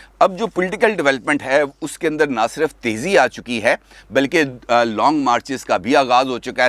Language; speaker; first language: Urdu; native; Urdu